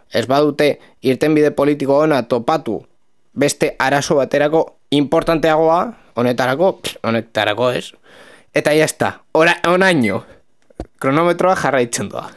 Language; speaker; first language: Basque; non-native, local second language; Spanish